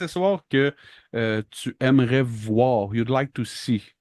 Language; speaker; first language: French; native; French